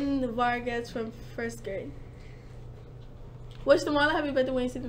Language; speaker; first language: English; native; English